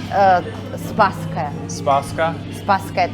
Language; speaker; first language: English; non-native, learner; Russian